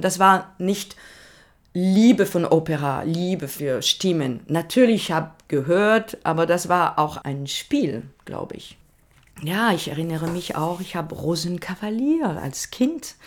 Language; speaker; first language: German; non-native, learner; French